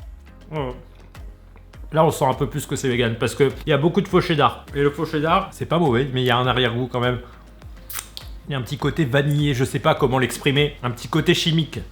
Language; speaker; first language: French; native; French